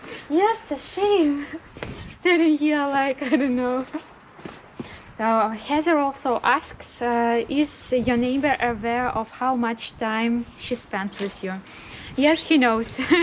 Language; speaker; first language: English; non-native, fluent; Russian